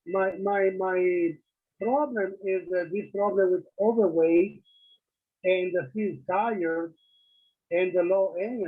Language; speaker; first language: English; non-native, learner; Italian